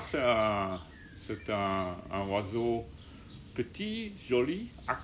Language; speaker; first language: French; non-native, learner; Czech